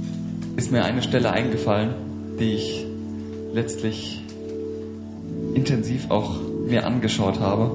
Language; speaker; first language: German; native; German